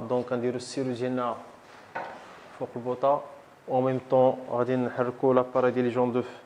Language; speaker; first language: Arabic; native; Arabic